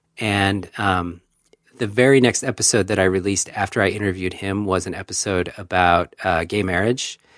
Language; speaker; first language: English; native; English